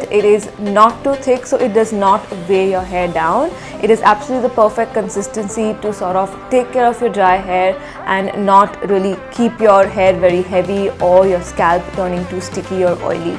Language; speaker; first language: English; non-native, local second language; Hindi